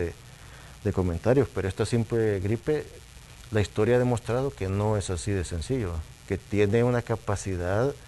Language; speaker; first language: Spanish; native; Spanish